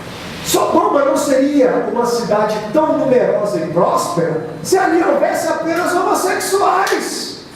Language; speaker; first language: Portuguese; native; Portuguese